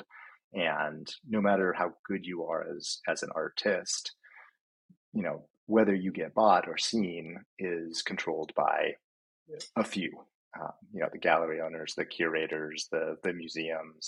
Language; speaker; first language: English; native; English